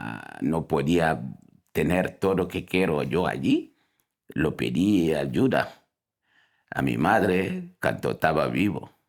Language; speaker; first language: Spanish; non-native, fluent; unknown